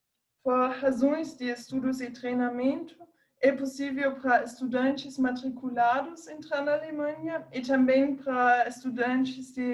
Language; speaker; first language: Portuguese; non-native, fluent; German